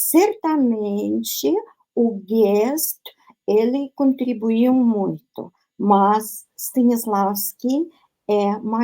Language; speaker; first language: Portuguese; non-native, fluent; Russian